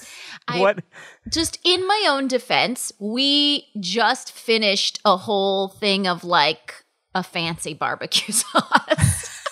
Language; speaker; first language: English; native; English